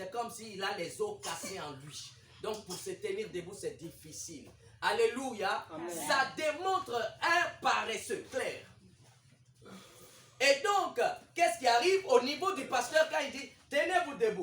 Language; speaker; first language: French; non-native, local second language; Lingala